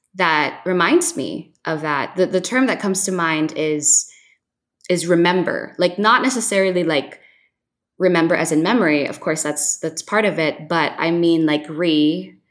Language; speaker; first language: English; non-native, local second language; Filipino